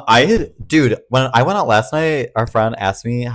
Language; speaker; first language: English; native; English